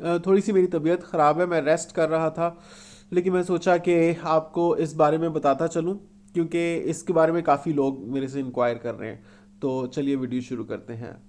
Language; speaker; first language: Urdu; native; Urdu